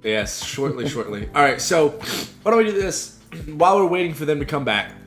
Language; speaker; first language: English; native; English